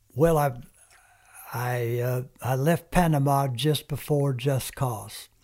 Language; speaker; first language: English; early bilingual, other home language; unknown